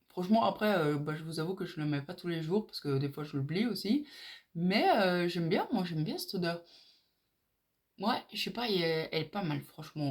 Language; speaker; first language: French; native; French